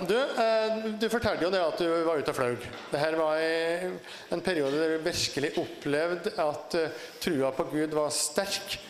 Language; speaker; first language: Norwegian; native; Norwegian